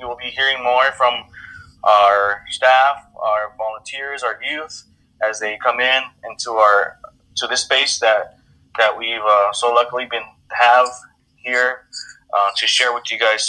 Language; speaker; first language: English; native; English